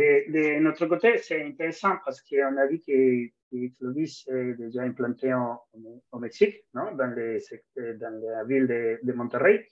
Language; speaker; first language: French; non-native, fluent; Spanish